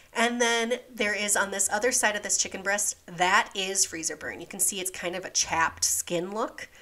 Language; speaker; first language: English; native; English